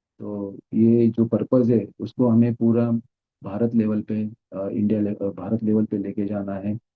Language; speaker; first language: Hindi; non-native, local second language; Marathi